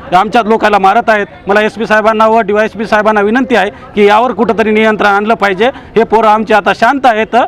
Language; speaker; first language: Marathi; native; Marathi